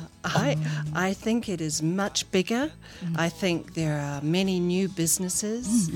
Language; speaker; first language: English; native; English